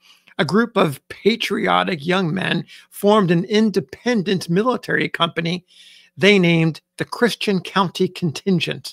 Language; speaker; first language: English; native; English